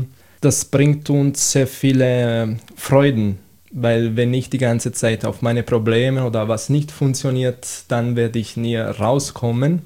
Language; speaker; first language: German; non-native, fluent; Italian